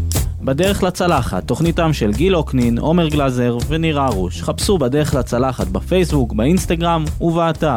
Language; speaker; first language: Hebrew; native; Hebrew